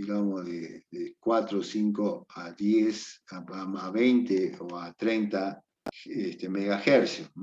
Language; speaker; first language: Spanish; native; Spanish